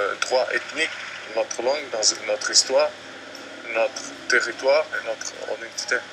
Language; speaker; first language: French; non-native, fluent; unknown